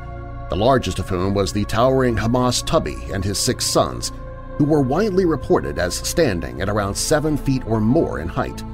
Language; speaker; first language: English; native; English